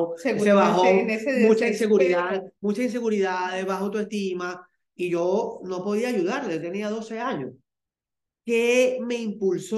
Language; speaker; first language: Spanish; native; Spanish